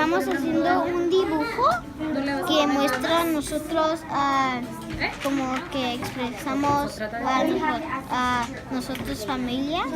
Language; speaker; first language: Spanish; non-native, learner; English